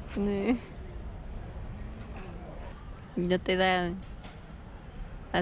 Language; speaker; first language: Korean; non-native, learner; Spanish